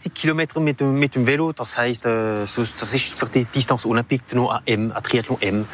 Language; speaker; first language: German; non-native, local second language; French